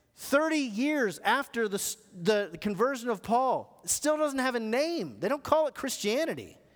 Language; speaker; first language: English; native; English